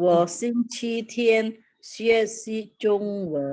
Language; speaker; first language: Chinese; non-native, learner; Indonesian